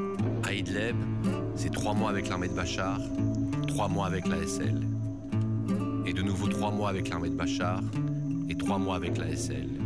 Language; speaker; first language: French; non-native, learner; Arabic